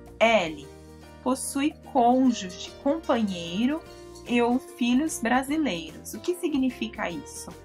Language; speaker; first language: Portuguese; native; Portuguese